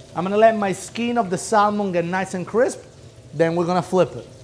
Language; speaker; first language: English; non-native, fluent; Italian